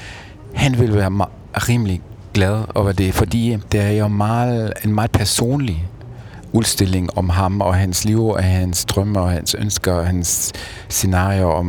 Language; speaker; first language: Danish; non-native, fluent; German